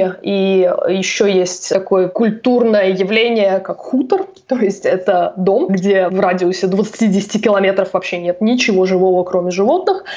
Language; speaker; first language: Russian; native; Russian